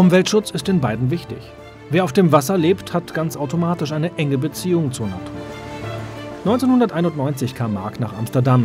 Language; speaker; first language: German; native; German